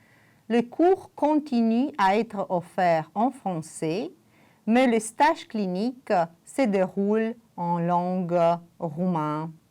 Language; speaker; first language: French; non-native, fluent; Romanian